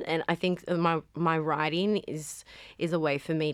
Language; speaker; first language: English; native; English